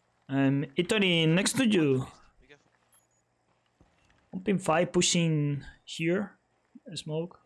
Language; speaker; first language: English; non-native, fluent; Spanish